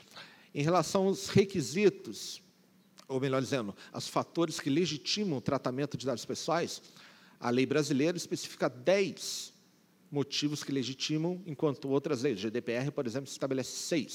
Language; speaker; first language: Portuguese; native; Portuguese